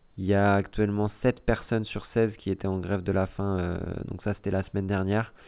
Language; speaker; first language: French; native; French